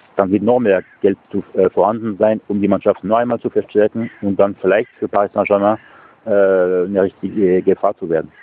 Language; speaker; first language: German; non-native, fluent; French